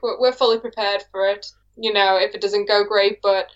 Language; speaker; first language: English; native; English